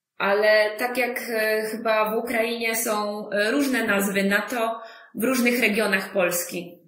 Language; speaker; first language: Polish; native; Polish